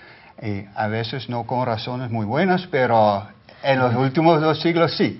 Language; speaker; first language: Spanish; non-native, fluent; Dutch